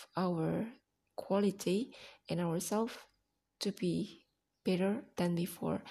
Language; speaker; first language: English; non-native, learner; Indonesian